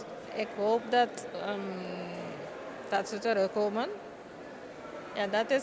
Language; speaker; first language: Dutch; non-native, local second language; Papiamento